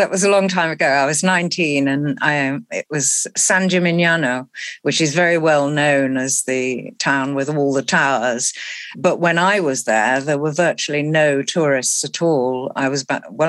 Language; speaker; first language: English; native; English